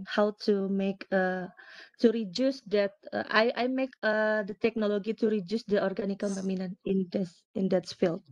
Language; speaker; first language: English; non-native, learner; Indonesian